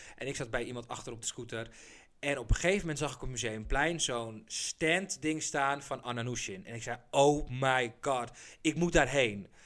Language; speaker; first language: Dutch; early bilingual, other home language; Persian